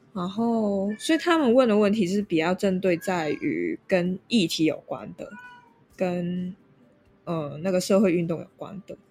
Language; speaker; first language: Chinese; non-native, local second language; Cantonese